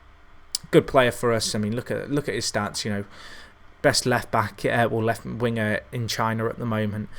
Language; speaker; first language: English; native; English